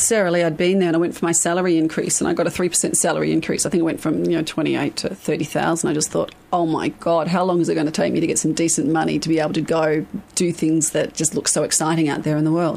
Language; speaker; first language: English; native; English